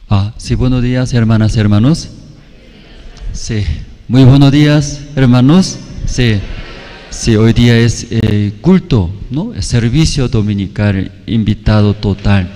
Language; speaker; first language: Spanish; non-native, fluent; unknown